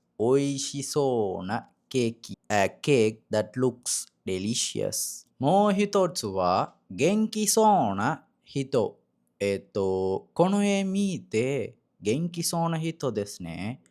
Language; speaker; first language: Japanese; non-native, learner; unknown